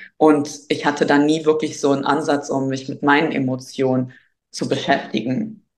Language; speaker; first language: German; early bilingual, other home language; Albanian